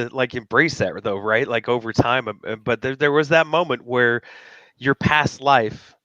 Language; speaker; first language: English; native; English